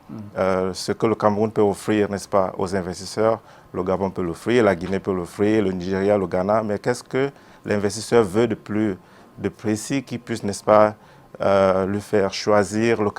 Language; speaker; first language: French; native; French